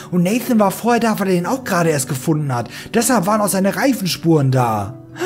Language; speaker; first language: German; native; German